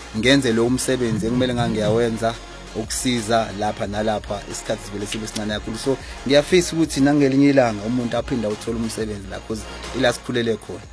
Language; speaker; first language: Zulu; native; Zulu